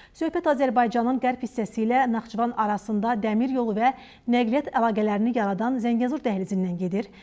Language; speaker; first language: Azerbaijani; native; Azerbaijani